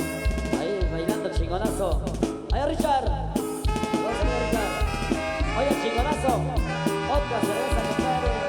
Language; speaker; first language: Spanish; native; Spanish